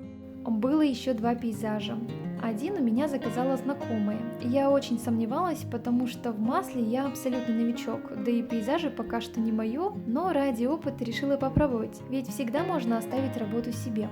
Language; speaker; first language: Russian; native; Russian